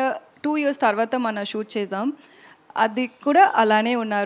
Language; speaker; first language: Telugu; non-native, learner; Tamil